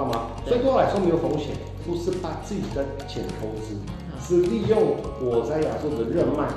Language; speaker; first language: Chinese; early bilingual, heritage; Portuguese